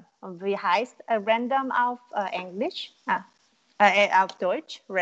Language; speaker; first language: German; non-native, learner; Korean